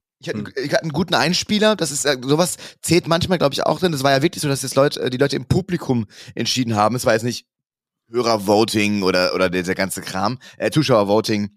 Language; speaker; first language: German; native; German